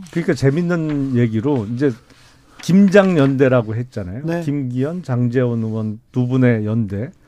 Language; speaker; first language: Korean; native; Korean